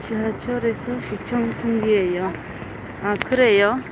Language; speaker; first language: Korean; non-native, learner; Tajik